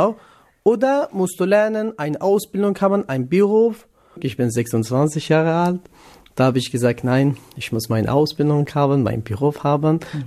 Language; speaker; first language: German; non-native, learner; Kurdish